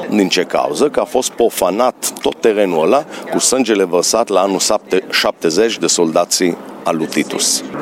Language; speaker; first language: Romanian; early bilingual, heritage; Romanian